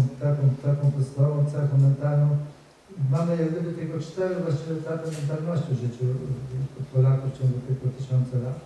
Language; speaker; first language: Polish; native; Polish